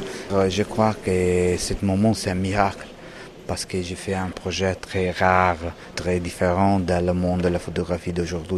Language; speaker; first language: French; non-native, learner; Italian